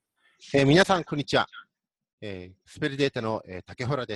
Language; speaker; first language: Japanese; native; Japanese